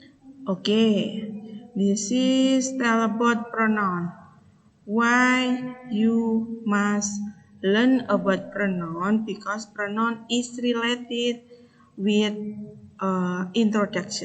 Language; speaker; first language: English; non-native, fluent; Indonesian